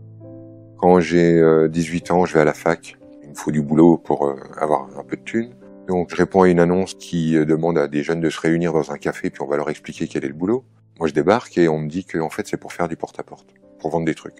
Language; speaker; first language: French; native; French